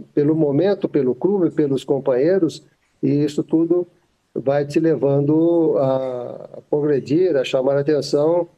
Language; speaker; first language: Portuguese; native; Portuguese